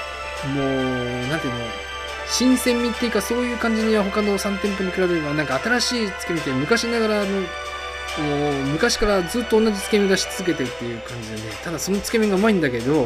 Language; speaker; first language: Japanese; native; Japanese